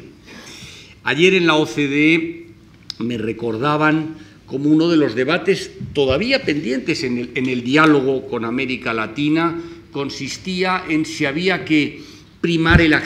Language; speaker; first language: Spanish; native; Spanish